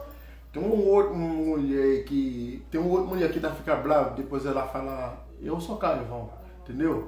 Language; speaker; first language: Portuguese; non-native, learner; Haitian Creole